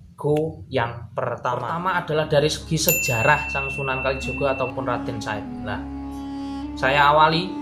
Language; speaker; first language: Indonesian; non-native, local second language; Javanese